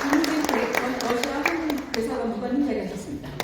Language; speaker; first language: Korean; native; Korean